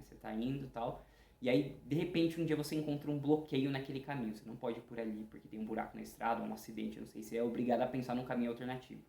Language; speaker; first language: Portuguese; native; Portuguese